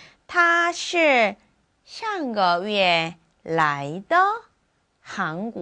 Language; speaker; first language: Chinese; non-native, fluent; Korean